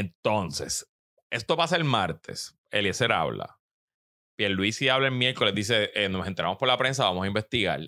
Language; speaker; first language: Spanish; native; Spanish